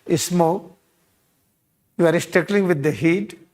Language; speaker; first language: English; non-native, local second language; Hindi